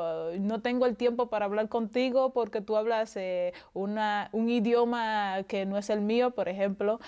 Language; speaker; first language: Spanish; non-native, local second language; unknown